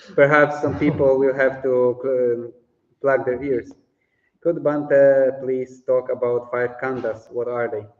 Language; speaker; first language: English; non-native, fluent; Polish